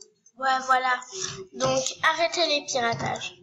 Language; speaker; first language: French; native; French